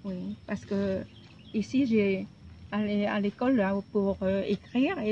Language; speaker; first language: French; non-native, local second language; Javanese